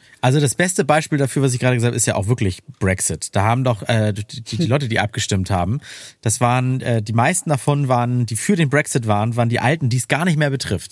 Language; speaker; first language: German; native; German